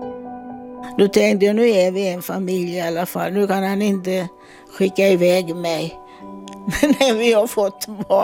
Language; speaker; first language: Swedish; non-native, fluent; Italian